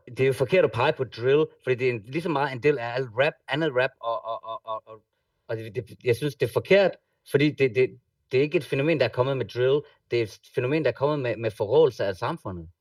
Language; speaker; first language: Danish; early bilingual, other home language; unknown